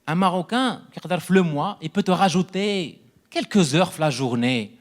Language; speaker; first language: French; non-native, local second language; Arabic